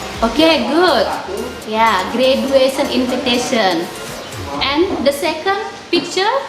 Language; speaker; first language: English; non-native, learner; Indonesian